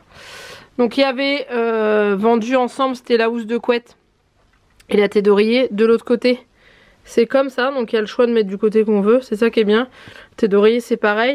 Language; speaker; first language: French; native; French